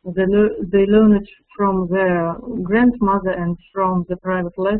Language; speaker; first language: English; non-native, fluent; Russian